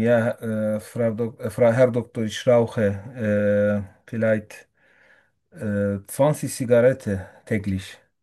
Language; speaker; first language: German; non-native, learner; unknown